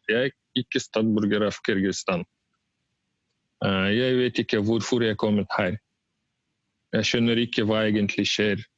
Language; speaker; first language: Norwegian; non-native, learner; Russian